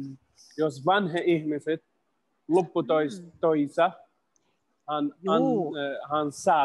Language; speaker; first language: Finnish; non-native, learner; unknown